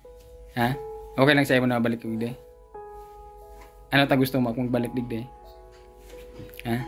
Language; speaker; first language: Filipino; non-native, local second language; Bikol